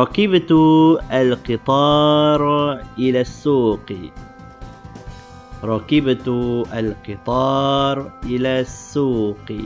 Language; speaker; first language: Arabic; non-native, fluent; Malay